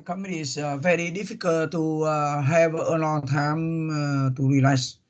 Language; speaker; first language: English; non-native, learner; Vietnamese